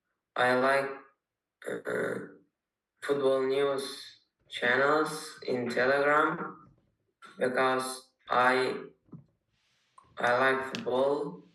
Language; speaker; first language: English; non-native, learner; Uzbek